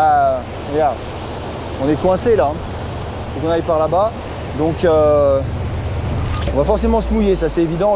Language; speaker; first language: French; native; French